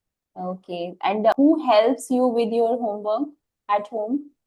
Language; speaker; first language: English; non-native, fluent; Hindi